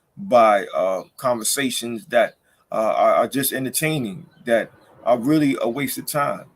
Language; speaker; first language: English; native; English